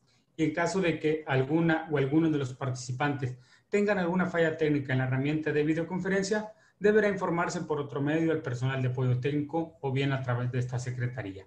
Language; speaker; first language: Spanish; native; Spanish